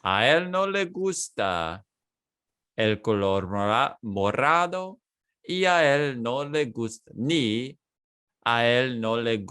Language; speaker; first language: Spanish; non-native, fluent; English